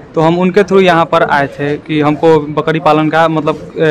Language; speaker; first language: Hindi; native; Hindi